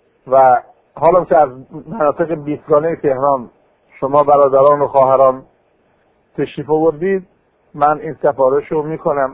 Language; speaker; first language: Persian; native; Persian